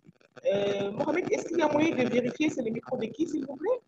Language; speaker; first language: French; non-native, local second language; Wolof